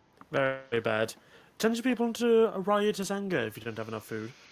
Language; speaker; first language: English; native; English